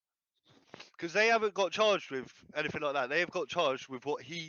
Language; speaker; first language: English; native; English